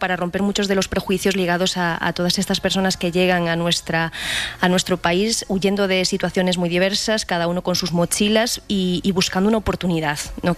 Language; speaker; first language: Spanish; native; Spanish